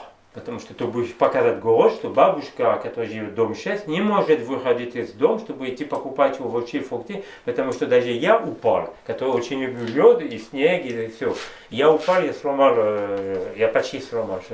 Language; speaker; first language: Russian; non-native, learner; French